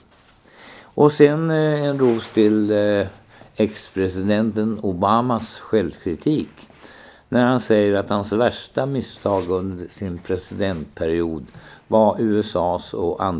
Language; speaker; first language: Swedish; native; Swedish